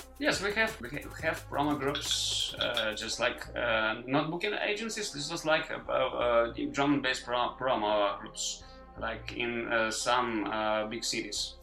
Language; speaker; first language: English; non-native, learner; Ukrainian